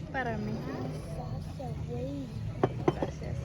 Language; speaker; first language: Spanish; non-native, learner; Lithuanian